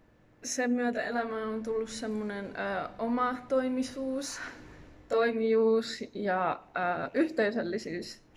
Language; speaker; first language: Finnish; native; Finnish